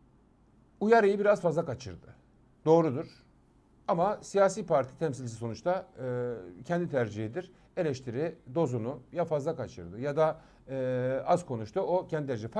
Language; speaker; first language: Turkish; native; Turkish